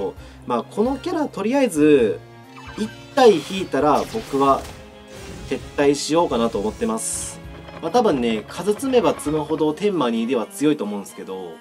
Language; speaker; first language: Japanese; native; Japanese